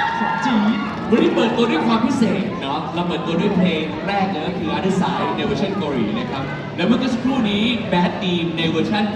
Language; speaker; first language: Thai; native; Thai